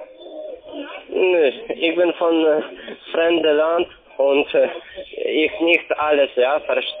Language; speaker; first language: German; non-native, learner; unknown